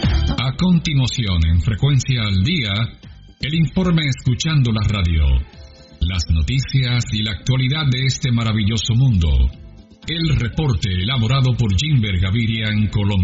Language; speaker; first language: Spanish; native; Spanish